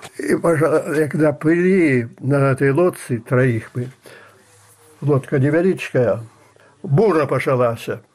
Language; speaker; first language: Russian; non-native, fluent; Belarusian